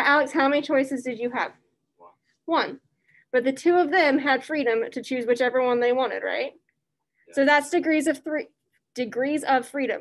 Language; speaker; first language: English; native; English